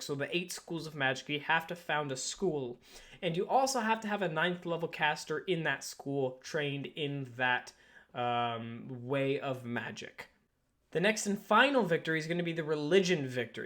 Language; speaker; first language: English; native; English